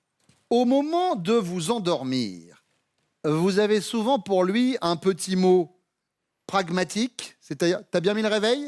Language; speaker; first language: French; native; French